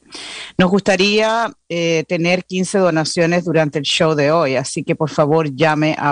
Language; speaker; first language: Spanish; native; Spanish